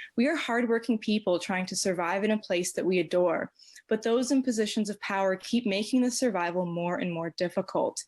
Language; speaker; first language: English; native; English